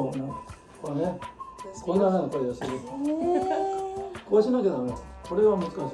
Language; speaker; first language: Japanese; native; Japanese